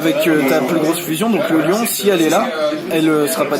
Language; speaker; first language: French; native; French